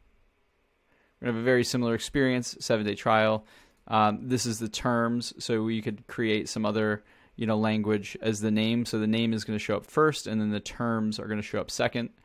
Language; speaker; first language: English; native; English